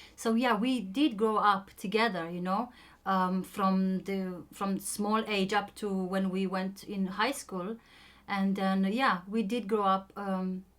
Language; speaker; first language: English; non-native, fluent; Romanian